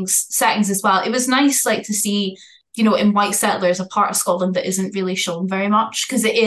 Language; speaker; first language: English; native; English